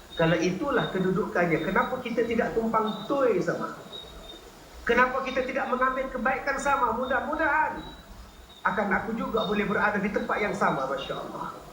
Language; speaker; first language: Malay; native; Malay